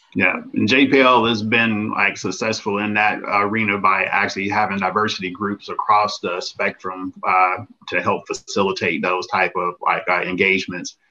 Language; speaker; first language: English; native; English